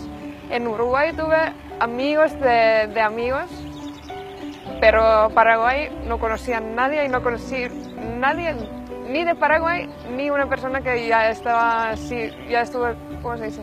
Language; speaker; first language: Spanish; non-native, fluent; Finnish